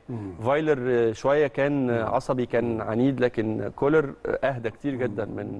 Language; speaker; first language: Arabic; native; Arabic